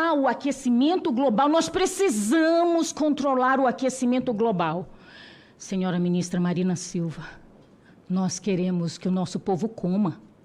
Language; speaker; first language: Portuguese; non-native, local second language; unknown